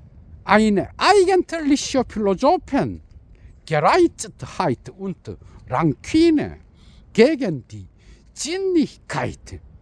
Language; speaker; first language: German; non-native, learner; Korean